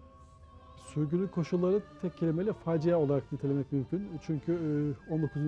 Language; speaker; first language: Turkish; native; Turkish